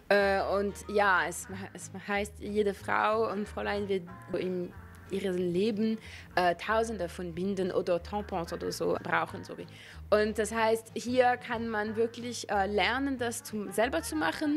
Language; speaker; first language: German; non-native, local second language; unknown